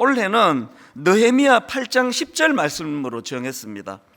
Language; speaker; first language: Korean; native; Korean